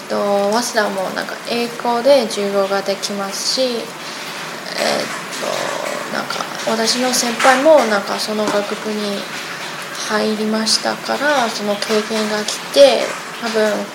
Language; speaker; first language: Japanese; non-native, learner; Chinese